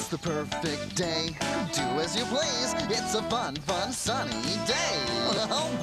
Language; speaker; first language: English; native; English